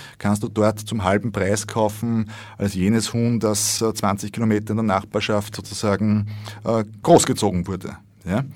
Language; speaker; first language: German; native; German